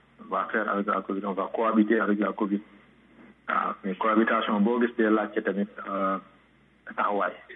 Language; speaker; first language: French; non-native, local second language; Wolof